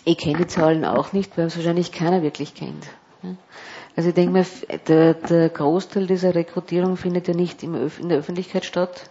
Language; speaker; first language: German; native; German